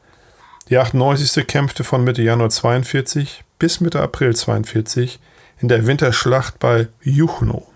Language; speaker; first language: German; native; German